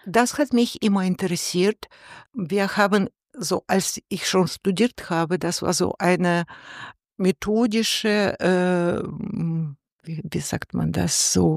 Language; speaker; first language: German; non-native, learner; Russian